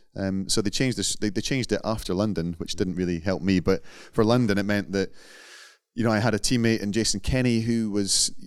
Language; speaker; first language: English; native; English